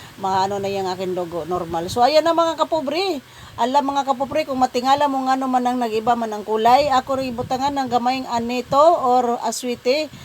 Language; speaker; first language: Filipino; non-native, local second language; Cebuano